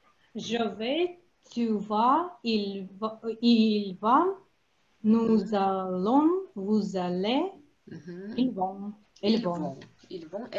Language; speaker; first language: French; non-native, learner; Russian